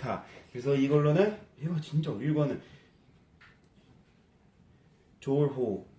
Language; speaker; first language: Korean; non-native, fluent; English